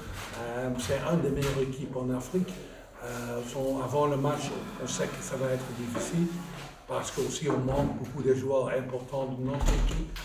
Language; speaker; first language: French; non-native, fluent; Dutch